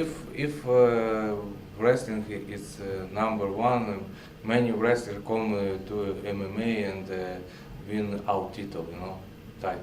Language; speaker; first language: English; non-native, learner; Russian